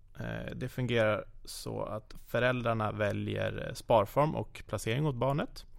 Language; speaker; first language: Swedish; native; Swedish